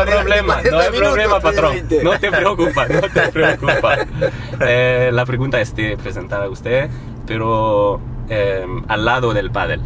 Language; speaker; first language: Spanish; non-native, learner; French